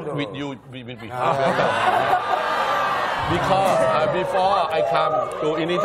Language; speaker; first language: English; non-native, learner; Thai